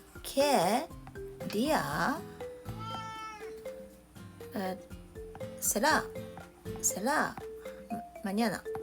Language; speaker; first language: Spanish; non-native, learner; Japanese